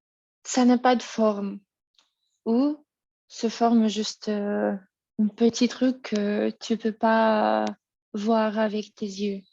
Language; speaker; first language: French; non-native, learner; Russian